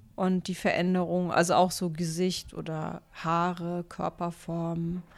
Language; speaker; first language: German; native; German